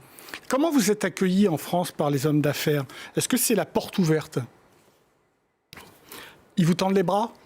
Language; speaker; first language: French; native; French